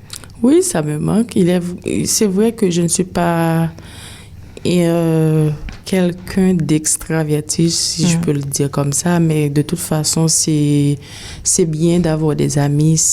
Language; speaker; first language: French; non-native, local second language; Haitian Creole